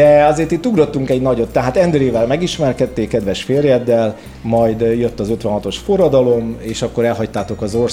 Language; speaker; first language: Hungarian; native; Hungarian